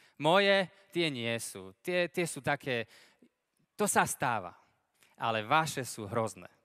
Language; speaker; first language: Slovak; native; Slovak